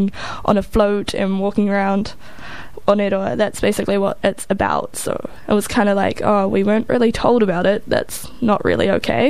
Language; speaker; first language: English; native; English